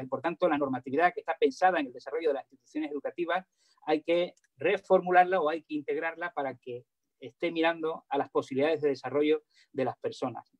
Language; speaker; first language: Spanish; native; Spanish